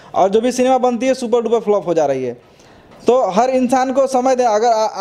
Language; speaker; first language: Hindi; native; Hindi